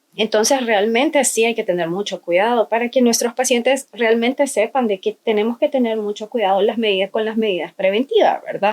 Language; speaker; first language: Spanish; native; Spanish